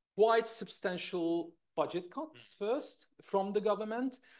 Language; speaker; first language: English; non-native, fluent; Hungarian